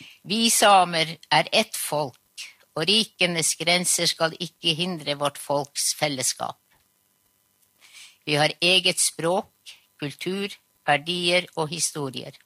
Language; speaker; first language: Norwegian; non-native, local second language; Northern Sami